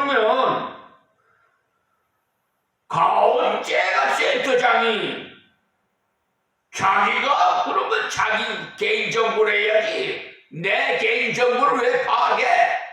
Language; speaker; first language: Korean; native; Korean